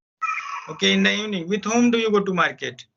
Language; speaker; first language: English; non-native, local second language; Hindi